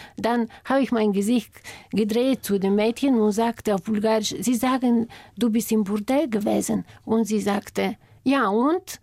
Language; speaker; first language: German; non-native, fluent; Bulgarian